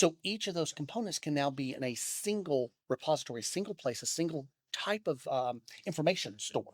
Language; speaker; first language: English; native; English